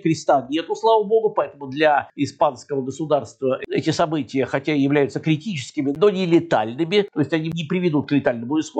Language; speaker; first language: Russian; native; Russian